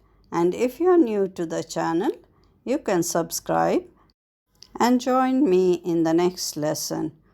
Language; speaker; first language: English; non-native, fluent; Arabic